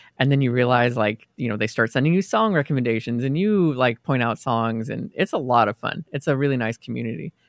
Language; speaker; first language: English; native; English